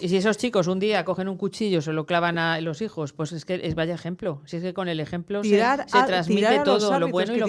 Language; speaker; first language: Spanish; native; Spanish